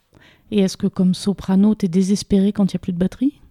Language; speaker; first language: French; native; French